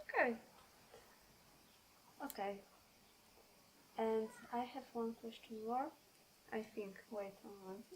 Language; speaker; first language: English; non-native, learner; Polish